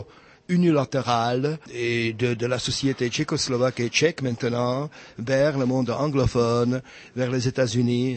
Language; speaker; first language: French; non-native, fluent; Czech